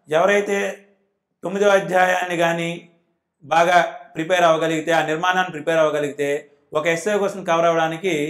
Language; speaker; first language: Telugu; native; Telugu